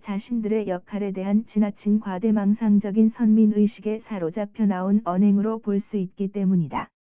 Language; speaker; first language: Korean; native; Korean